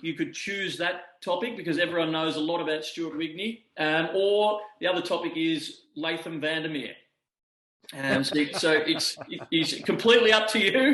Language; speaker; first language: English; native; English